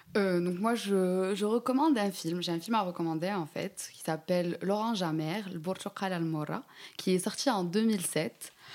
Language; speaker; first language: French; non-native, local second language; Arabic